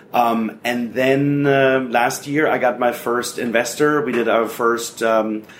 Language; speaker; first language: English; non-native, fluent; German